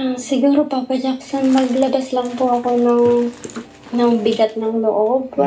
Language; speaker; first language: Filipino; non-native, local second language; Iloko